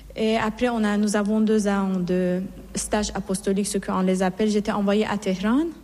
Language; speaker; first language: French; non-native, fluent; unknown